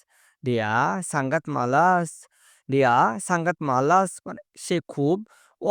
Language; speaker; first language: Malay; non-native, fluent; Bangla